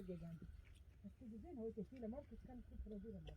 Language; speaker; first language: German; non-native, learner; Arabic